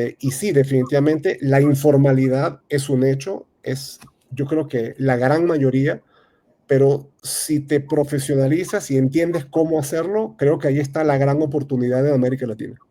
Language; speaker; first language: Spanish; native; Spanish